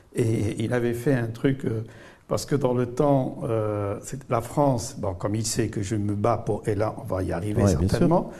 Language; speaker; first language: French; non-native, local second language; Arabic